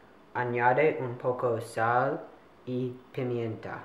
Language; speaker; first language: Spanish; non-native, learner; English